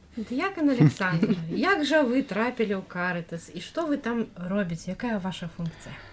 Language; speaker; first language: Belarusian; native; Belarusian